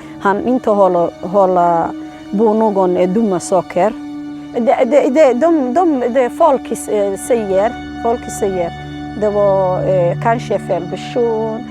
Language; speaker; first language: Swedish; non-native, learner; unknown